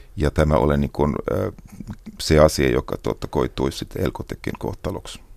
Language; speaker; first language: Finnish; non-native, local second language; Swedish